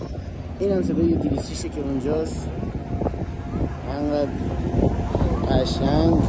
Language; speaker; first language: Persian; native; Persian